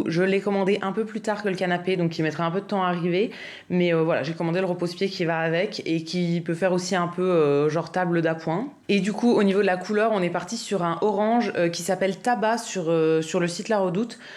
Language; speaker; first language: French; native; French